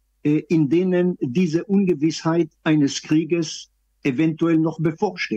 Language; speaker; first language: German; non-native, fluent; Hebrew